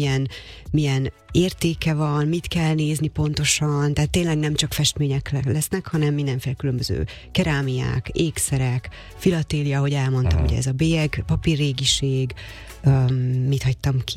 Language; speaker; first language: Hungarian; native; Hungarian